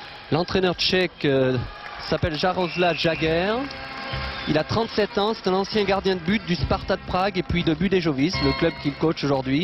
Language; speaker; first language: French; native; French